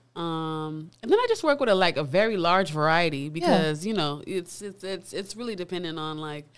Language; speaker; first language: English; native; English